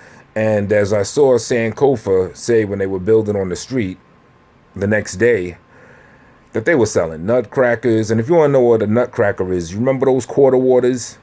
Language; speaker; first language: English; native; English